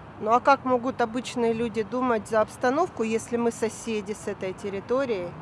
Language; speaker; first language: Russian; native; Russian